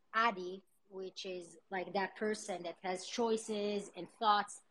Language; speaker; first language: English; early bilingual, other home language; Hebrew